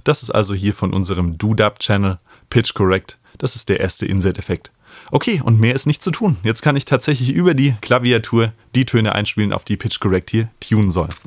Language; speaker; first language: German; native; German